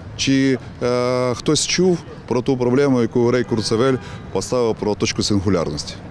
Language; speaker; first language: Ukrainian; native; Ukrainian